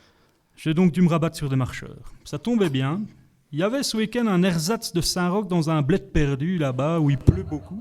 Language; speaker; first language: French; native; French